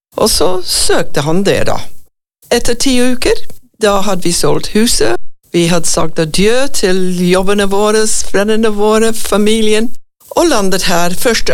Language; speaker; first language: Norwegian; non-native, fluent; English